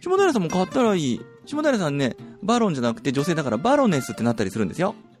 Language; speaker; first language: Japanese; native; Japanese